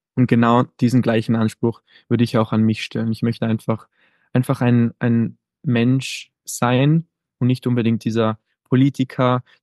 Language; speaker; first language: German; native; German